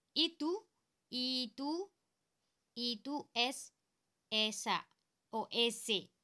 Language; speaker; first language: Spanish; non-native, learner; Indonesian